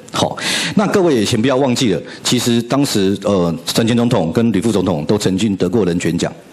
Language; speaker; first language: Chinese; native; Chinese